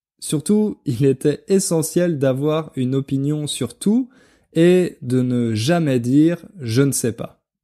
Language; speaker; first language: French; native; French